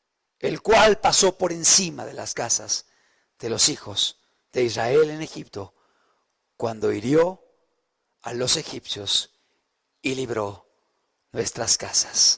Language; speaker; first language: Spanish; native; Spanish